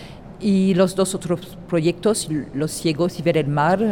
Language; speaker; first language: Spanish; non-native, fluent; French